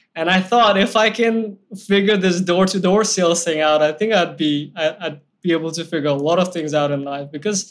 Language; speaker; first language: English; non-native, local second language; Hindi